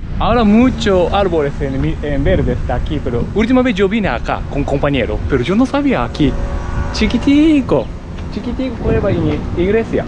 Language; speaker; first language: Spanish; non-native, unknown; Japanese